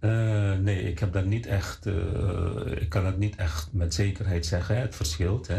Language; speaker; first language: Dutch; non-native, fluent; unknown